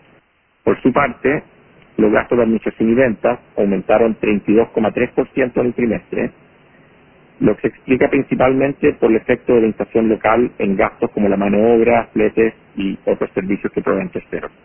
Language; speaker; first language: Spanish; native; Spanish